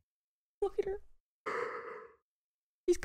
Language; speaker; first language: English; native; English